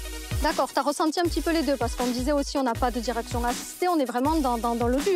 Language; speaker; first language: French; native; French